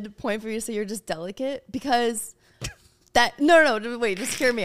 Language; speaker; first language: English; non-native, fluent; French